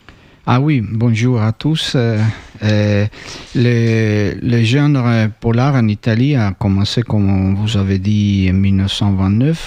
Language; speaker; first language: French; non-native, fluent; Italian